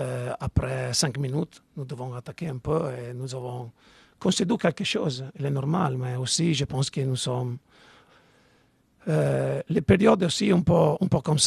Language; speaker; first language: French; non-native, learner; Italian